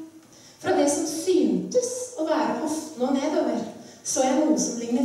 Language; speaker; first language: Norwegian; native; Norwegian